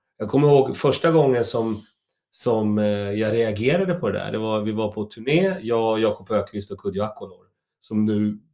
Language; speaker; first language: Swedish; native; Swedish